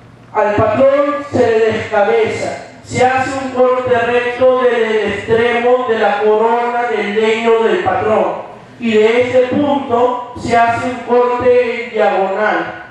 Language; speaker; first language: Spanish; native; Spanish